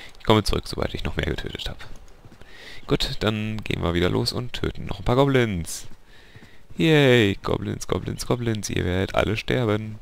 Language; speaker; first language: German; native; German